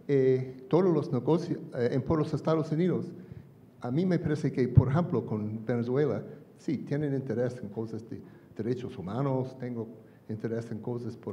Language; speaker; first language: Spanish; non-native, learner; English